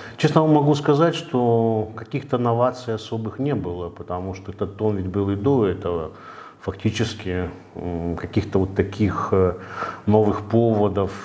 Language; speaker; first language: Russian; native; Russian